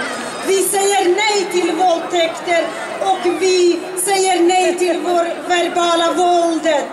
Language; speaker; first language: Swedish; non-native, fluent; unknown